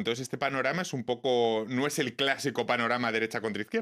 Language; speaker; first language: Spanish; native; Spanish